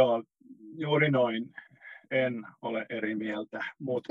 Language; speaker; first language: Finnish; non-native, local second language; Swedish